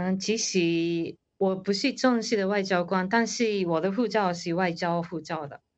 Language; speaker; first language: Chinese; non-native, fluent; Japanese